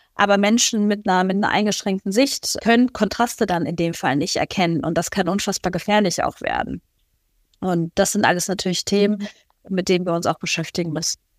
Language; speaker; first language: German; early bilingual, other home language; Persian